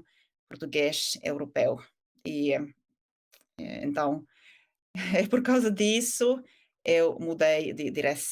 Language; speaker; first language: Portuguese; non-native, fluent; Finnish